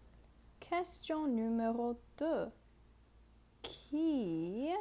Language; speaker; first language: French; non-native, fluent; English